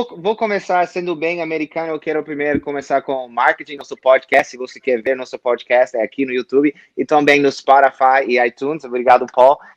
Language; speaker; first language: Portuguese; non-native, fluent; English